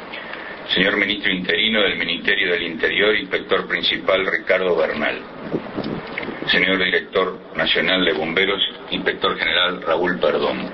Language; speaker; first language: Spanish; native; Spanish